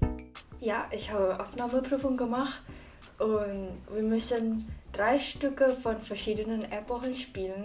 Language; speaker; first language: German; non-native, learner; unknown